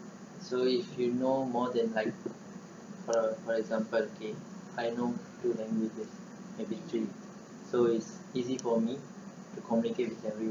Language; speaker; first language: English; non-native, learner; Malay